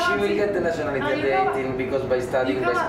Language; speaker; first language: English; non-native, fluent; Italian